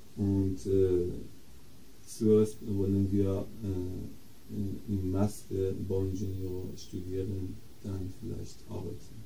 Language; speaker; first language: German; non-native, learner; Persian